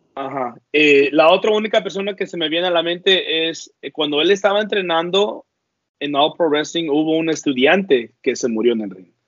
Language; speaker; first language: Spanish; early bilingual, heritage; Spanish